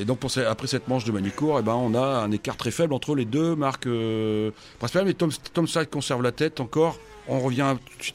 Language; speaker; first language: French; native; French